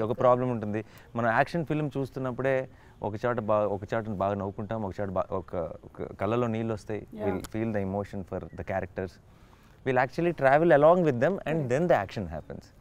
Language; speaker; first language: Telugu; native; Telugu